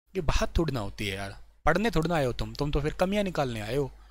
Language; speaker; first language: Hindi; native; Hindi